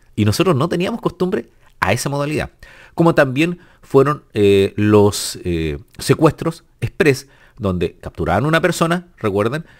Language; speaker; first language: Spanish; native; Spanish